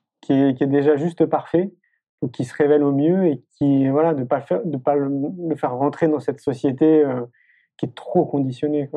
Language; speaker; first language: French; native; French